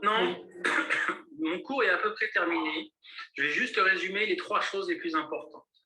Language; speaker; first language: French; native; French